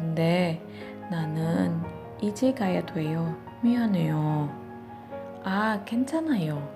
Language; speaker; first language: Korean; non-native, learner; Indonesian